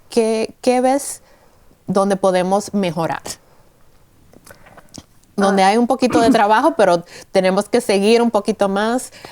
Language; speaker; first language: Spanish; early bilingual, heritage; Spanish